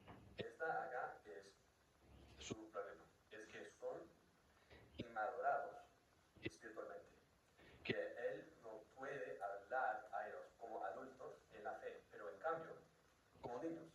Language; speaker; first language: Spanish; non-native, fluent; English